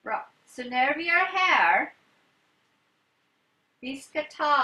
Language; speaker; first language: Swedish; non-native, learner; English